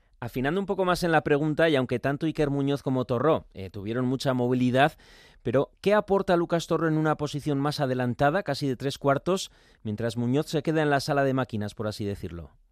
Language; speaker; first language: Spanish; native; Spanish